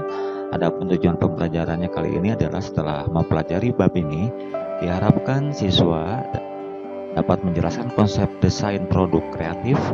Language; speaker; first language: Indonesian; native; Indonesian